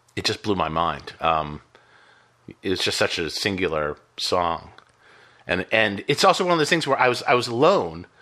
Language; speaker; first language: English; native; English